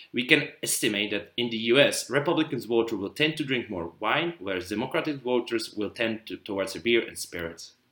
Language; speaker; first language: English; non-native, fluent; Czech